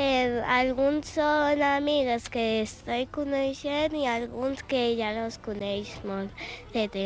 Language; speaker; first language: Catalan; non-native, local second language; Spanish